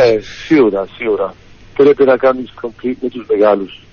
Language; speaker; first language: Greek; early bilingual, heritage; Greek